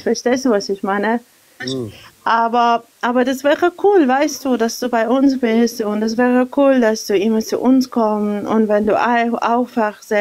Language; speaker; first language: German; non-native, learner; Arabic